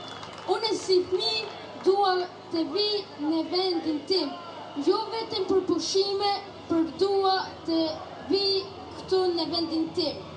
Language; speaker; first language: Albanian; early bilingual, heritage; Albanian